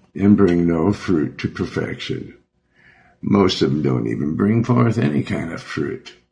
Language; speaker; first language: English; native; English